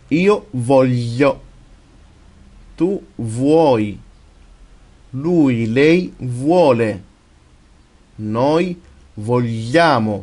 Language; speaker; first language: Italian; non-native, fluent; Arabic